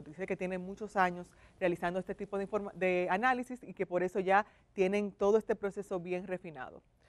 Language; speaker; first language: Spanish; native; Spanish